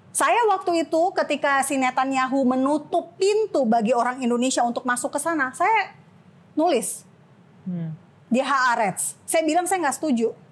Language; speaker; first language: Indonesian; native; Indonesian